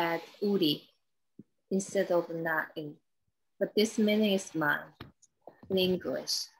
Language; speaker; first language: English; non-native, learner; Korean